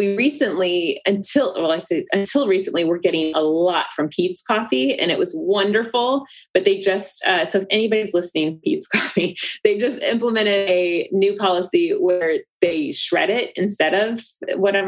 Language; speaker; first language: English; native; English